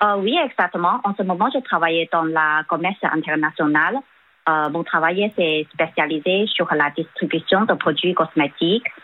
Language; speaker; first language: French; non-native, fluent; Chinese